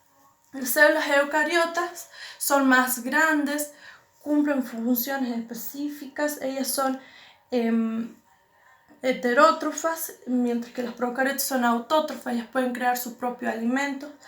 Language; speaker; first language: Spanish; native; Spanish